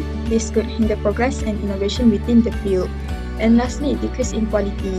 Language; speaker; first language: English; non-native, local second language; Malay